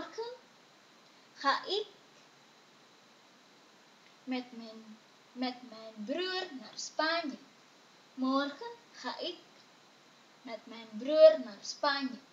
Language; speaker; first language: Dutch; non-native, fluent; Indonesian